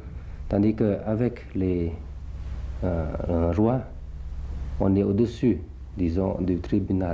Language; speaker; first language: French; early bilingual, other home language; Thai